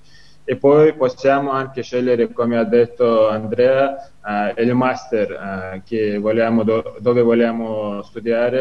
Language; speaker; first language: Italian; non-native, learner; Chechen